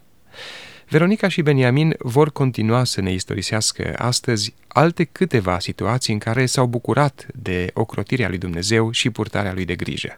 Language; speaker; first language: Romanian; native; Romanian